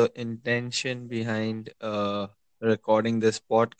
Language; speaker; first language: English; non-native, local second language; Hindi